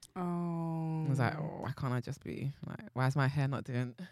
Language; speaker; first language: English; native; English